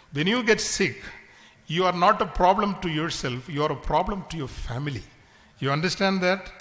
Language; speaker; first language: English; non-native, local second language; Tamil